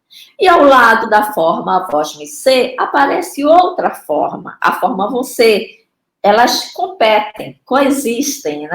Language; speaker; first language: Portuguese; native; Portuguese